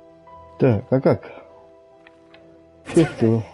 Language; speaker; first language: Russian; native; Russian